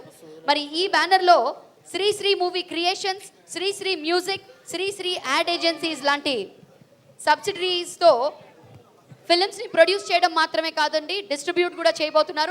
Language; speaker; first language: Telugu; native; Telugu